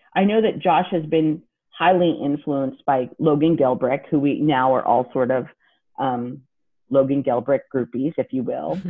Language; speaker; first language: English; native; English